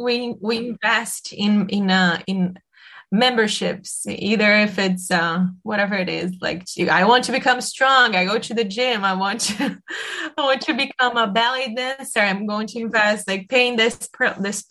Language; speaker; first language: English; non-native, fluent; Portuguese